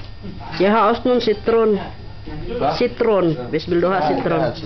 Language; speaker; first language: Danish; non-native, learner; Filipino